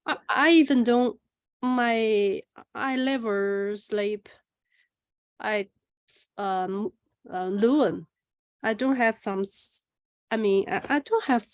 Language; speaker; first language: English; non-native, learner; Chinese